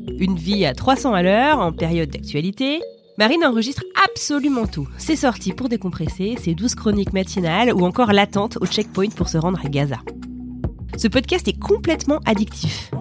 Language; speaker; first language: French; native; French